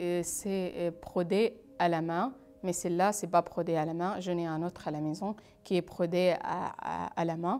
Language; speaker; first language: French; non-native, fluent; Arabic